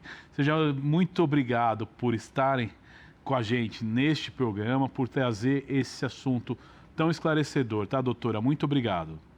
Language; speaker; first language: Portuguese; native; Portuguese